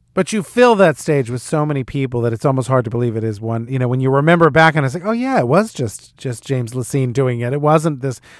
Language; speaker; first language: English; native; English